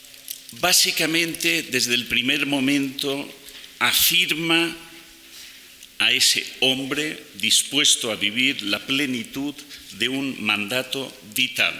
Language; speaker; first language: Spanish; native; Spanish